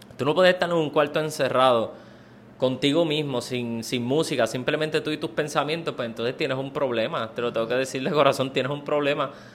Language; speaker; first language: Spanish; native; Spanish